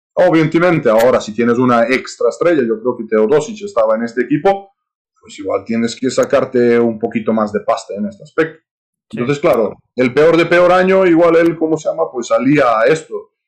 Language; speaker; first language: Spanish; non-native, fluent; Serbian